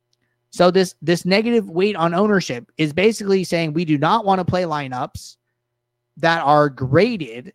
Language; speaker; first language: English; native; English